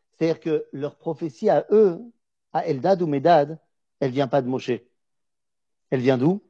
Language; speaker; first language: French; native; French